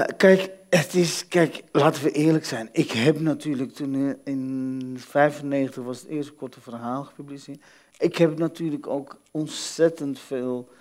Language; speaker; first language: Dutch; early bilingual, other home language; Arabic